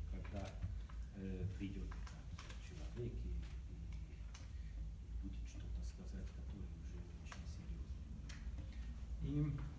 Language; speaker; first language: Russian; non-native, learner; Hungarian